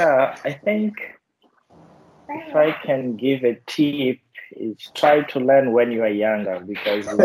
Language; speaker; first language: English; non-native, fluent; Portuguese